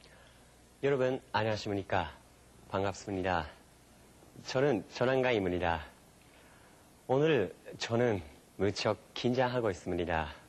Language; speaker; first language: Korean; non-native, fluent; Japanese